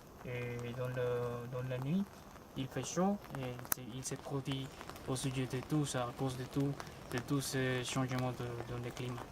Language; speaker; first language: French; non-native, learner; Spanish